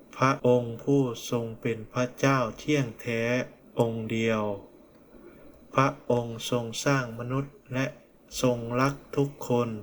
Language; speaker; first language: Thai; non-native, fluent; Korean